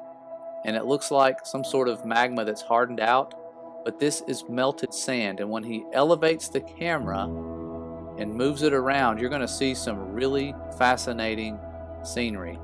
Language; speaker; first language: English; native; English